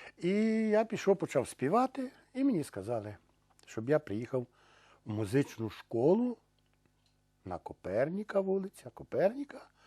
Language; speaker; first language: Ukrainian; native; Ukrainian